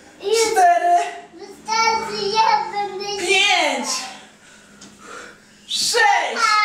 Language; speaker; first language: Polish; native; Polish